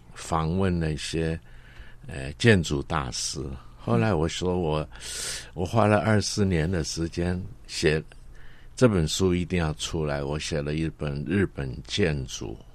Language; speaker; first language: Chinese; non-native, local second language; Cantonese